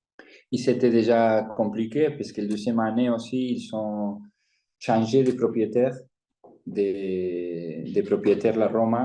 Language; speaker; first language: French; non-native, fluent; Spanish